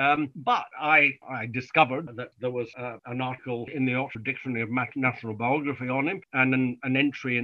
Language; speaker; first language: English; native; English